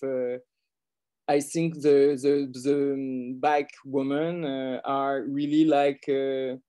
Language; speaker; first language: English; non-native, learner; French